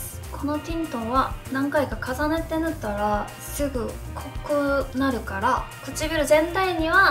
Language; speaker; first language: Japanese; non-native, fluent; Korean